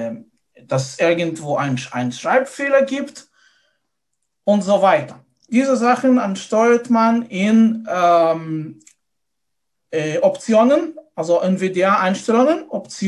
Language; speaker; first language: German; non-native, fluent; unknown